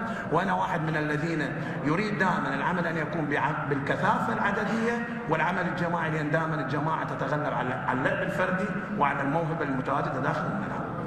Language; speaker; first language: Arabic; native; Arabic